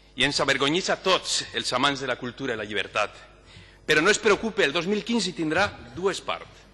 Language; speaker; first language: Catalan; non-native, local second language; Spanish